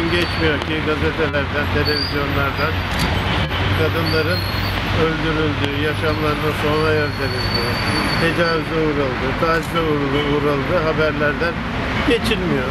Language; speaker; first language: Turkish; native; Turkish